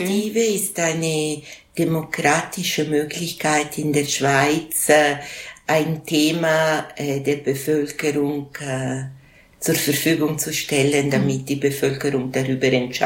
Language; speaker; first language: German; non-native, local second language; Italian